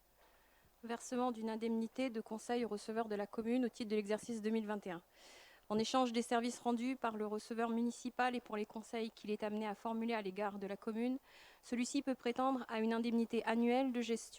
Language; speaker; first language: French; native; French